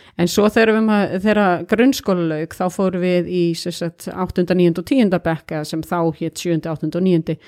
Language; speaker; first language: Icelandic; native; Icelandic